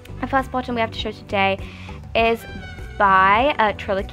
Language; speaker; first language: English; native; English